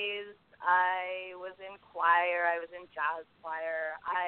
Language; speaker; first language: English; native; English